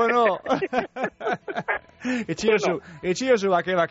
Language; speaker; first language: Basque; native; Basque